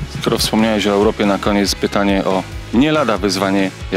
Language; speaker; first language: Polish; native; Polish